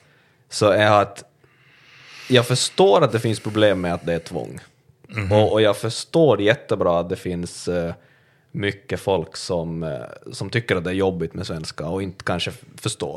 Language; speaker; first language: Swedish; native; Swedish